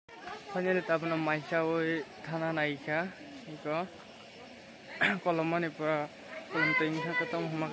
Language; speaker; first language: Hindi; non-native, local second language; Kok Borok